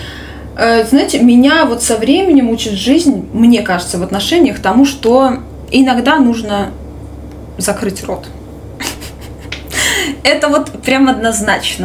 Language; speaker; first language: Russian; native; Russian